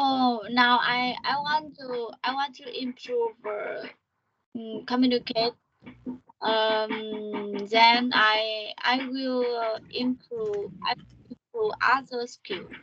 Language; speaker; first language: English; non-native, learner; Vietnamese